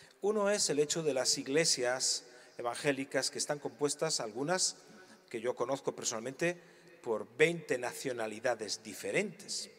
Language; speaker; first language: Spanish; native; Spanish